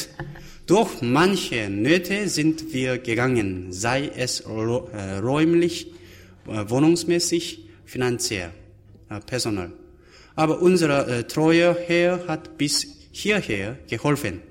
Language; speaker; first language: German; non-native, fluent; Korean